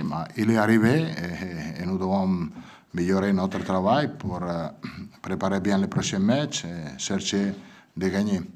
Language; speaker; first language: French; non-native, learner; Italian